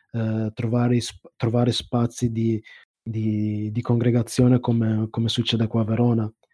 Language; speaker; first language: Italian; early bilingual, other home language; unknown